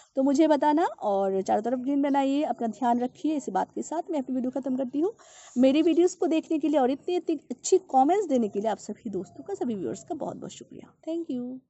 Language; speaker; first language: Hindi; non-native, local second language; Bangla